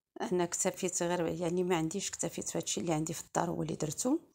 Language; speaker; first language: Arabic; native; Arabic